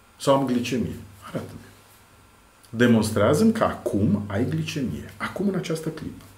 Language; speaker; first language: Romanian; non-native, fluent; Serbian